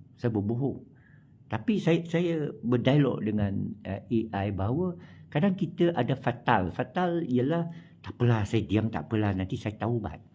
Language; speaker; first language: Malay; non-native, local second language; Chinese